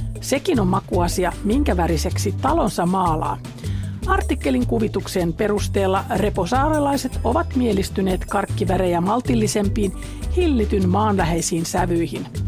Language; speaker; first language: Finnish; native; Finnish